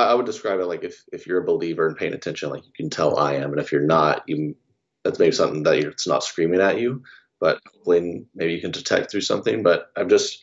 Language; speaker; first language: English; native; English